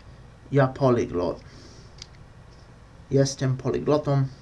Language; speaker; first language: Polish; non-native, learner; English